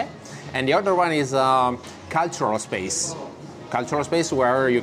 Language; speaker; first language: English; non-native, fluent; Italian